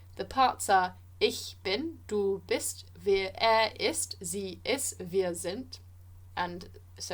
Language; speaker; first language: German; non-native, fluent; English